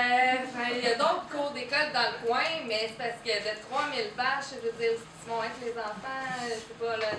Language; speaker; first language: French; native; French